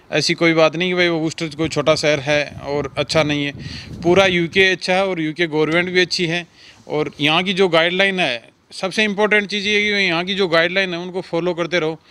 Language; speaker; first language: Hindi; non-native, local second language; Punjabi